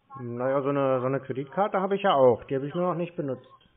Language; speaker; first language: German; native; German